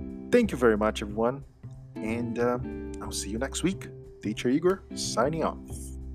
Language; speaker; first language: English; non-native, fluent; Portuguese